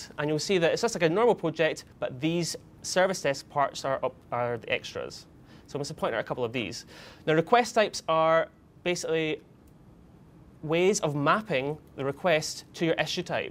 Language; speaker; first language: English; native; English